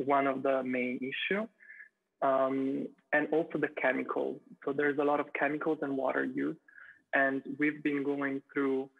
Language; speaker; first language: English; non-native, fluent; Italian